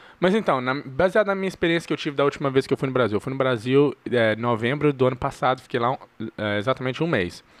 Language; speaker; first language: Portuguese; early bilingual, heritage; Portuguese